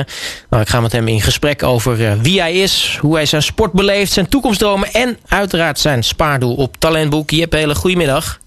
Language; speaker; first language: Dutch; native; Dutch